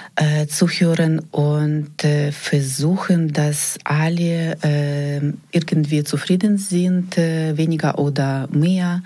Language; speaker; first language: German; non-native, fluent; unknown